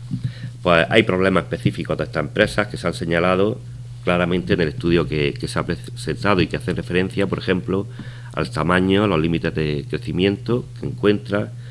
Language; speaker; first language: Spanish; native; Spanish